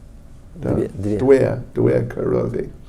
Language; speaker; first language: Russian; non-native, learner; English